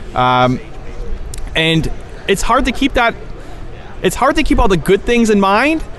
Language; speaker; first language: English; native; English